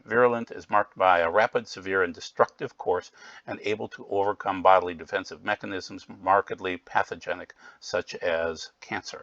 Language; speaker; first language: English; native; English